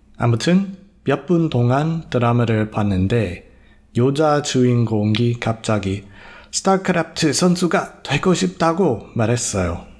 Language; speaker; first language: Korean; non-native, fluent; English